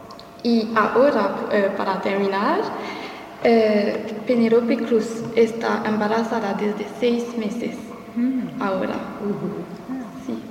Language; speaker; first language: Spanish; non-native, learner; French